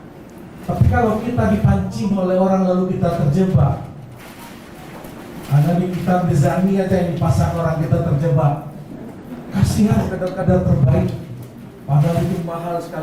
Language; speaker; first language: Indonesian; native; Indonesian